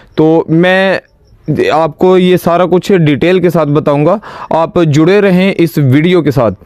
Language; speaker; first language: Urdu; non-native, local second language; Punjabi